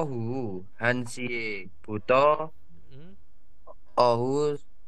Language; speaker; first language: Korean; non-native, learner; Indonesian